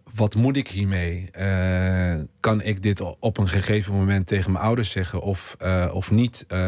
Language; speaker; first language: Dutch; native; Dutch